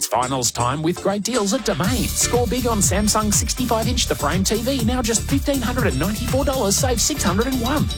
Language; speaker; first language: English; native; English